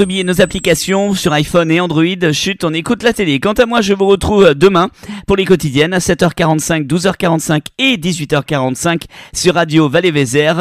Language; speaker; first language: French; native; French